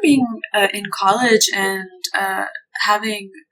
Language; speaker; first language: English; non-native, local second language; Urdu